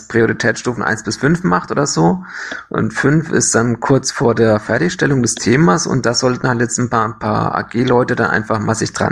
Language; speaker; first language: German; native; German